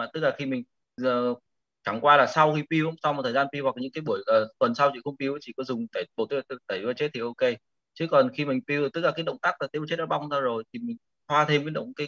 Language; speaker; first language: Vietnamese; native; Vietnamese